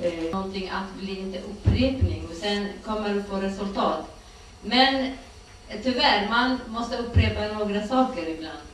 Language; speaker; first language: Swedish; non-native, fluent; Kurdish